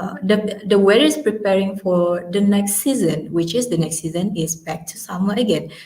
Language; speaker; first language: English; non-native, learner; Indonesian